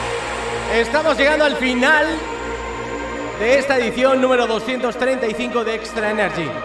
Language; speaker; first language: Spanish; native; Spanish